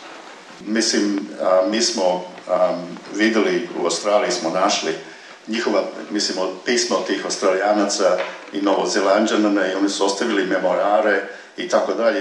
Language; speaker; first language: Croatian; early bilingual, heritage; Serbian